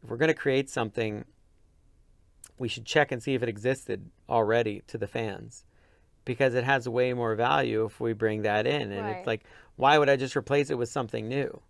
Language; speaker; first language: English; native; English